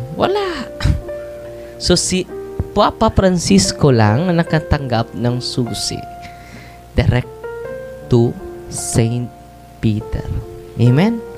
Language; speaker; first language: Filipino; non-native, local second language; Cebuano